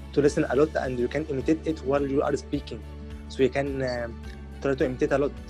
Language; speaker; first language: English; non-native, learner; Arabic